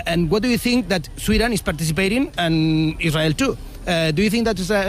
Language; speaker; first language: English; non-native, fluent; Spanish